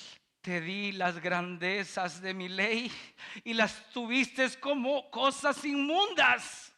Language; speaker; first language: Spanish; native; Spanish